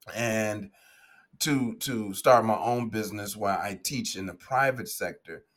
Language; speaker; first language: English; native; English